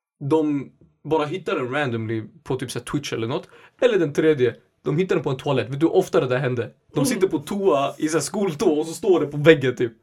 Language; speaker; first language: Swedish; early bilingual, other home language; Indonesian